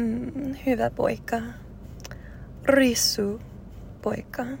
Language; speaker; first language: Finnish; non-native, learner; English